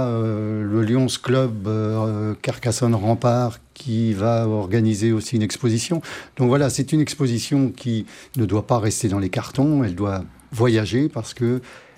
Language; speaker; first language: French; native; French